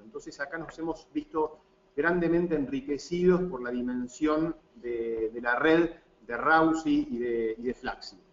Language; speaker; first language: Spanish; native; Spanish